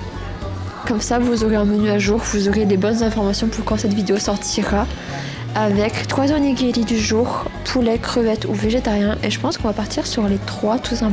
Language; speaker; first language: French; native; French